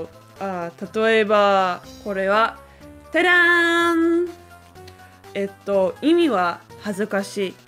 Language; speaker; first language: Japanese; non-native, learner; English